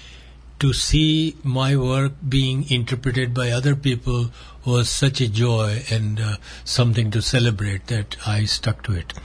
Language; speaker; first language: English; non-native, local second language; Gujarati